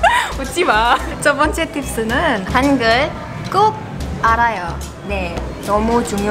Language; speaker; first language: Korean; non-native, learner; Indonesian